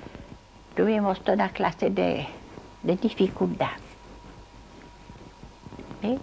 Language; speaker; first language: Spanish; non-native, fluent; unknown